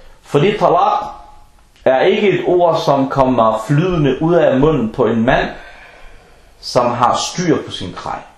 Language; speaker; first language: Danish; non-native, local second language; Arabic